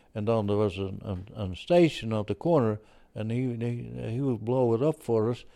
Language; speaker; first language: English; early bilingual, other home language; Dutch